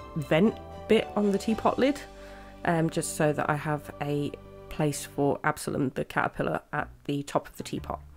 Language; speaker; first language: English; native; English